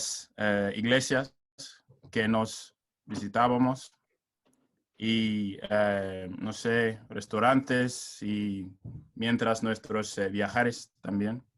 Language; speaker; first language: Spanish; non-native, learner; English